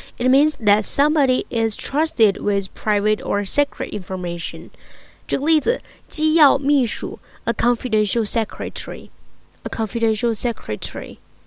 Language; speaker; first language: English; non-native, fluent; Chinese